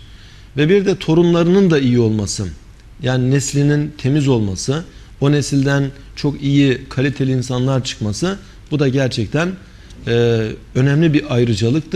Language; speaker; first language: Turkish; native; Turkish